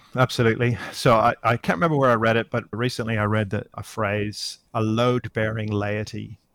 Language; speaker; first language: English; native; English